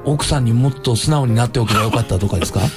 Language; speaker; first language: Japanese; native; Japanese